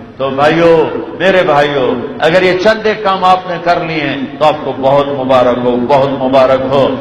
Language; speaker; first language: Urdu; non-native, local second language; Punjabi